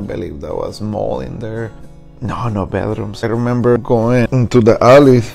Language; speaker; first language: English; non-native, fluent; Spanish